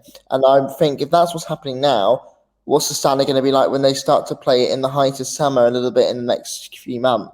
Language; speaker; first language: English; native; English